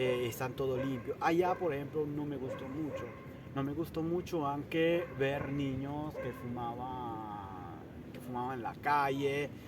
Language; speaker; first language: Spanish; non-native, fluent; Italian